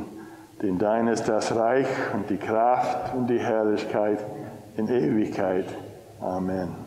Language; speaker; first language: German; non-native, fluent; English